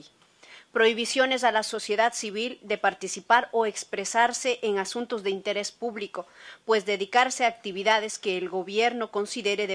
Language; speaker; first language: Spanish; native; Spanish